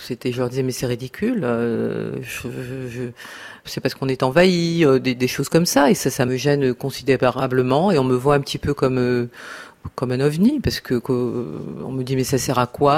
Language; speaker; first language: French; native; French